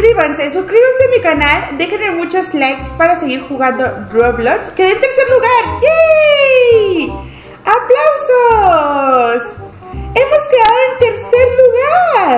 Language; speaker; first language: Spanish; native; Spanish